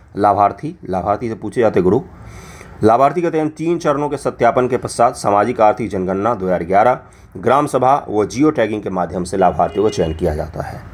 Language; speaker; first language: Hindi; non-native, local second language; Maithili